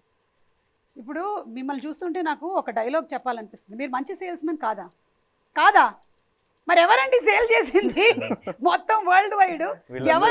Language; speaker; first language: Telugu; native; Telugu